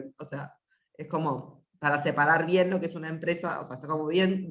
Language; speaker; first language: Spanish; native; Spanish